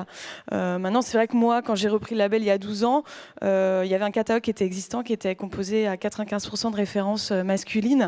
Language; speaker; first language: French; native; French